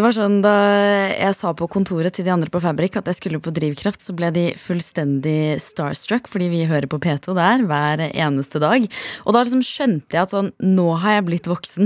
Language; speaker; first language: Norwegian; native; Norwegian